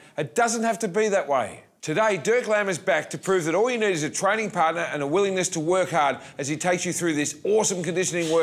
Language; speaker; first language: English; native; English